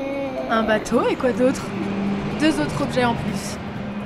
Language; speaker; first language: French; native; French